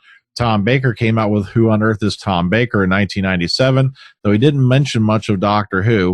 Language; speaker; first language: English; native; English